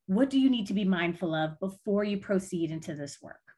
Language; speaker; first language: English; native; English